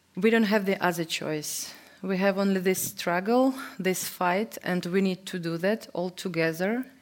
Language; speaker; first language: English; non-native, fluent; Ukrainian